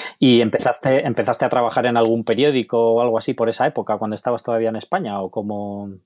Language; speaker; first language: Spanish; native; Spanish